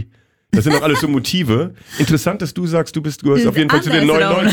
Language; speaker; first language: German; native; German